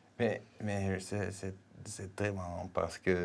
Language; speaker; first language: French; non-native, fluent; Dutch